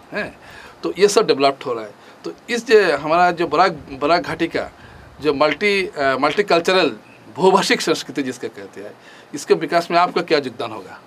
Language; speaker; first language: Hindi; non-native, local second language; Bangla